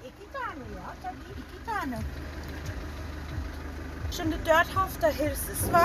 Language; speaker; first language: Turkish; non-native, learner; German